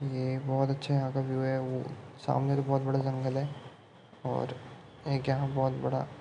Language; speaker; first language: Hindi; native; Hindi